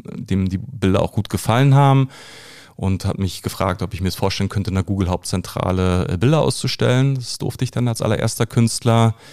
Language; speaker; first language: German; native; German